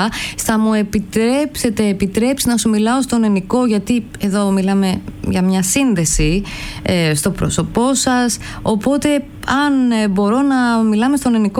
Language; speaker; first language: Greek; native; Greek